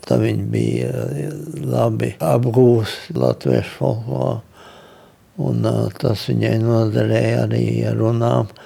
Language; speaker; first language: Latvian; native; Latvian